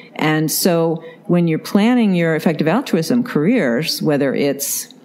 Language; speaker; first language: English; native; English